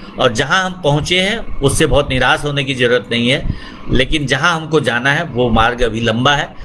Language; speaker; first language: Hindi; native; Hindi